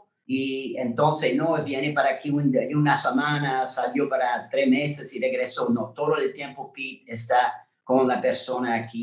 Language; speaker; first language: Spanish; non-native, learner; French